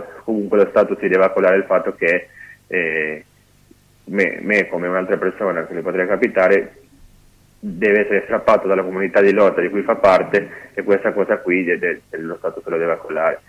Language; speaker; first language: Italian; non-native, fluent; Spanish